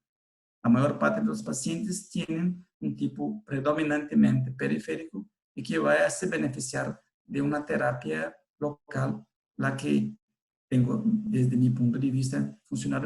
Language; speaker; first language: Spanish; non-native, fluent; Portuguese